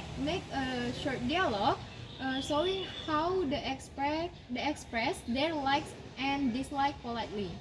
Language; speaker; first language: English; non-native, learner; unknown